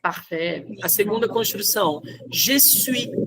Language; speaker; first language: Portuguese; native; Portuguese